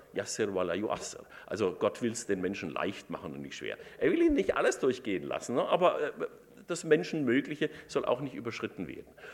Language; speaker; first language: German; native; German